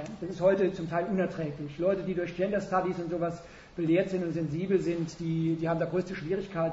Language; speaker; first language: German; native; German